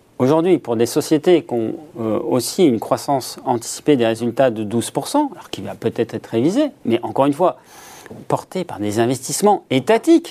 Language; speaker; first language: French; native; French